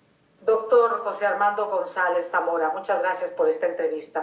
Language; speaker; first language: Spanish; native; Spanish